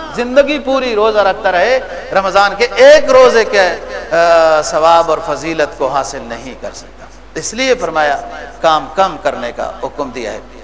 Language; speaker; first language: Urdu; native; Urdu